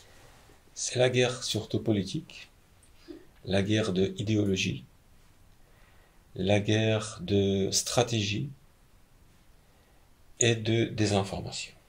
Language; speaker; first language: French; non-native, fluent; Ukrainian